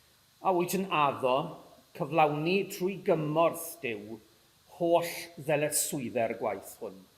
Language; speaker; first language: Welsh; native; Welsh